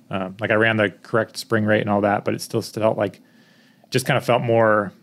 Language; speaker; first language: English; native; English